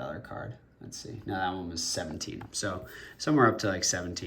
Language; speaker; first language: English; native; English